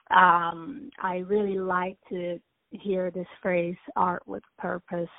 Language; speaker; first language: English; early bilingual, other home language; Italian